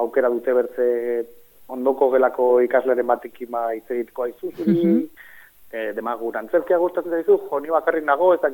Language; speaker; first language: Basque; native; Basque